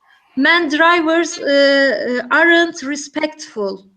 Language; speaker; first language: English; non-native, learner; Turkish